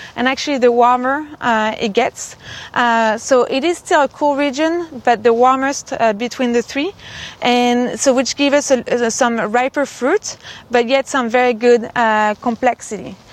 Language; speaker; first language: English; non-native, fluent; French